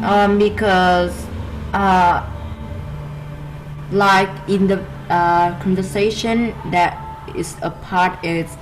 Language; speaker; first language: English; non-native, learner; Vietnamese